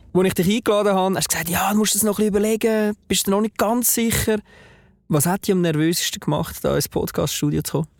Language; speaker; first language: German; native; German